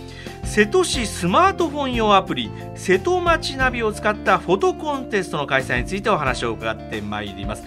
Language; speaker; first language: Japanese; native; Japanese